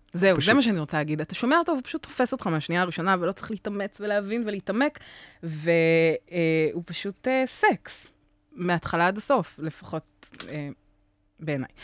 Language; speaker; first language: Hebrew; native; Hebrew